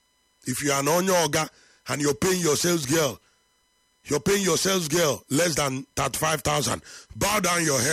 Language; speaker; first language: English; non-native, local second language; Igbo